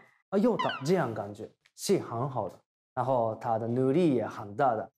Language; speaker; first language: Chinese; non-native, learner; Thai